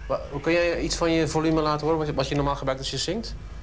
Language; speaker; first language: Dutch; native; Dutch